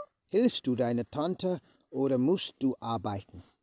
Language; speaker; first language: German; non-native, learner; English